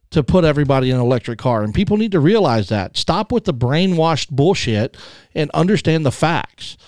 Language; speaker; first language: English; native; English